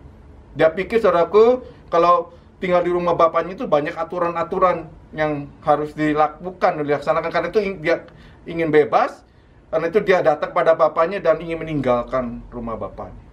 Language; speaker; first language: Indonesian; native; Indonesian